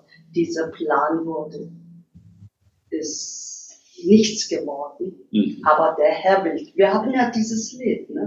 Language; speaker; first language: German; non-native, learner; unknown